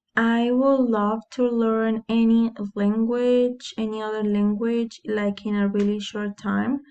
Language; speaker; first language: English; non-native, learner; Spanish